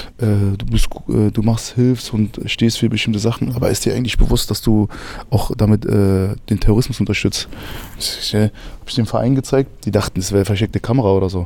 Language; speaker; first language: German; early bilingual, other home language; Arabic